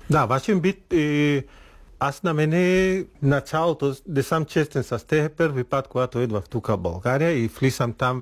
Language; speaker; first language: Bulgarian; non-native, fluent; Spanish